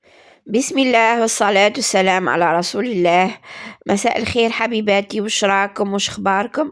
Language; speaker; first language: Arabic; native; Arabic